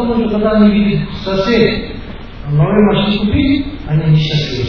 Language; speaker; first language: Russian; non-native, learner; Tibetan